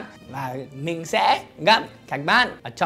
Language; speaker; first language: Vietnamese; non-native, fluent; English